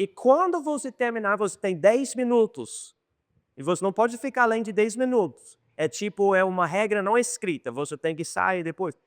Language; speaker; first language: Portuguese; non-native, fluent; English